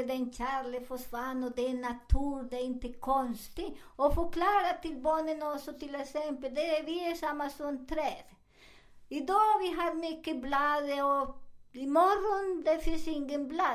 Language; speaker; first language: Swedish; non-native, learner; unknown